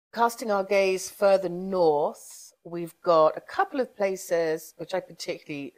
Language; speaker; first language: English; native; English